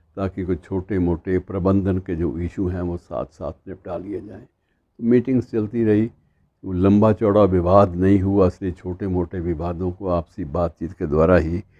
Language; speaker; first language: Hindi; native; Hindi